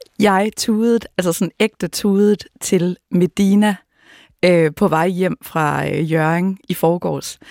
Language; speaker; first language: Danish; native; Danish